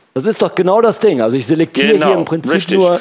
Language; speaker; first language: German; native; German